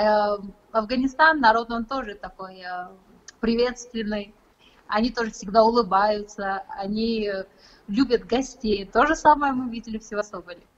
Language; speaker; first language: Russian; non-native, fluent; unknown